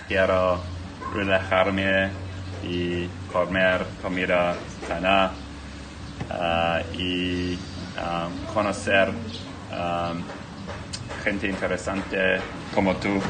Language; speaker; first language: Spanish; non-native, learner; English